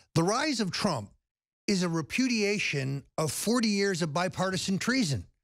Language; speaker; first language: English; native; English